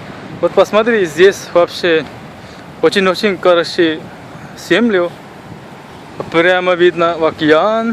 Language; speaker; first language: Russian; non-native, learner; Sinhala